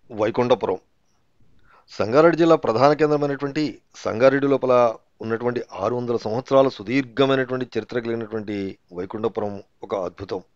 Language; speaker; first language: Telugu; native; Telugu